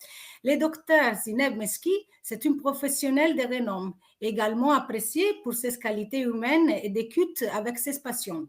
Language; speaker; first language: French; non-native, fluent; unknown